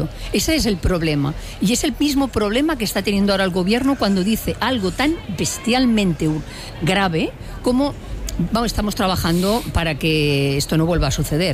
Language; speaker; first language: Spanish; native; Spanish